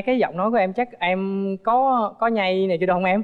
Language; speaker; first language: Vietnamese; native; Vietnamese